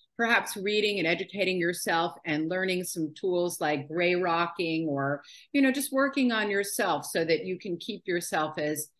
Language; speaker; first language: English; native; English